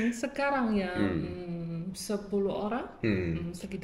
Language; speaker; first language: Indonesian; non-native, fluent; Chinese